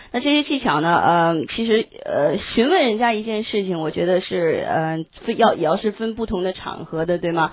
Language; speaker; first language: Chinese; native; Chinese